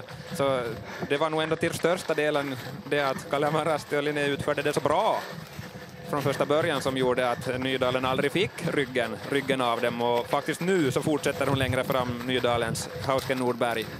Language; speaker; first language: Swedish; native; Swedish